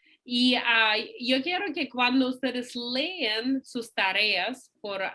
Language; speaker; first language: Spanish; non-native, fluent; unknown